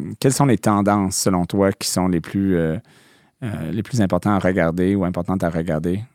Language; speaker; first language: French; non-native, local second language; English